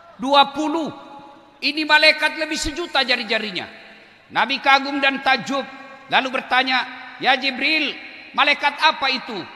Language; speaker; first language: Indonesian; non-native, local second language; Buginese